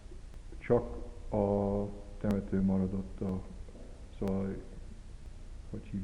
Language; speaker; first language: Hungarian; early bilingual, heritage; Hungarian